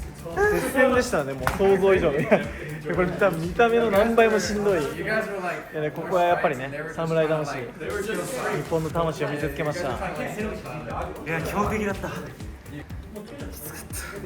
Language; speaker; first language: Japanese; native; Japanese